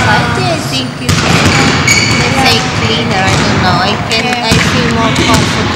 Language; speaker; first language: English; non-native, fluent; Italian